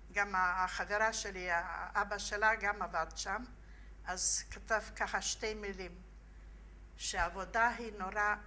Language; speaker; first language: Hebrew; non-native, fluent; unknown